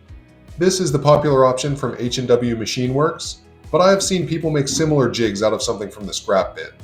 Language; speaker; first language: English; native; English